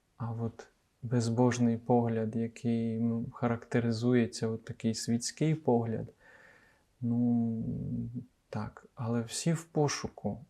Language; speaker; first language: Ukrainian; native; Ukrainian